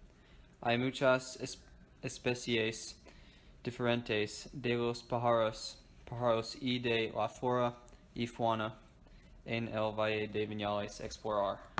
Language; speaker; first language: Spanish; non-native, learner; English